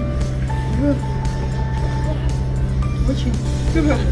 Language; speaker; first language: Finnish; non-native, learner; Russian